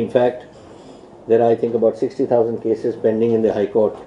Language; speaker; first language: English; non-native, local second language; Punjabi